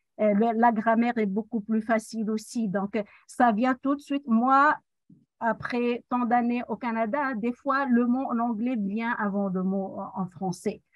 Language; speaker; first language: French; non-native, local second language; Arabic